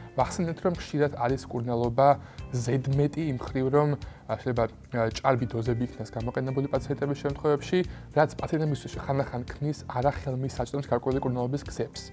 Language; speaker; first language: Georgian; native; Georgian